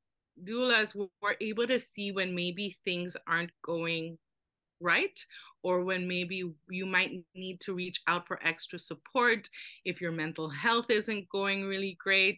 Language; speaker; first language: English; native; English